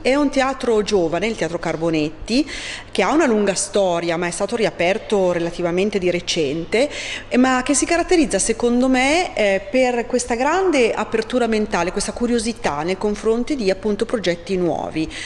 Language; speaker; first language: Italian; native; Italian